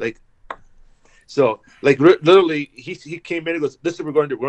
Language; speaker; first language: English; native; English